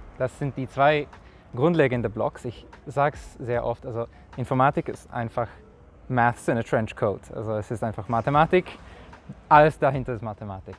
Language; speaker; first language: German; non-native, fluent; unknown